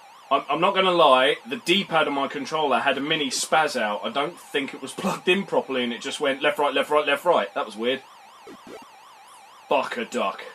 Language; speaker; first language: English; native; English